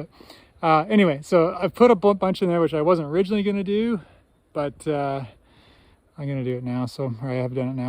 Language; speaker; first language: English; native; English